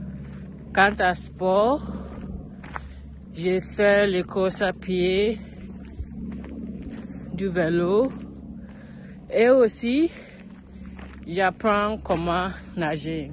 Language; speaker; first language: French; non-native, learner; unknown